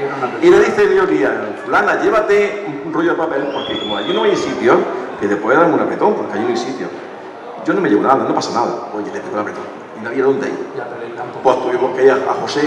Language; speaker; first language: Spanish; native; Spanish